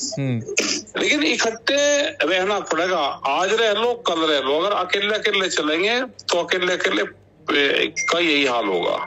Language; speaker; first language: Hindi; native; Hindi